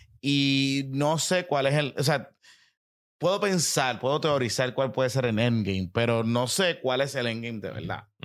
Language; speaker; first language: Spanish; native; Spanish